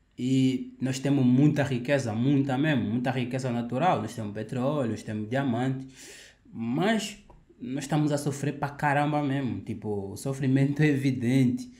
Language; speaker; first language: Portuguese; native; Portuguese